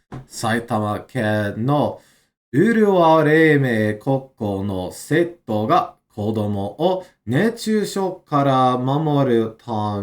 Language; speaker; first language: Japanese; non-native, learner; English